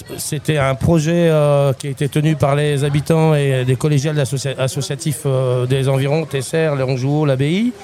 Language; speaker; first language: French; early bilingual, other home language; Arabic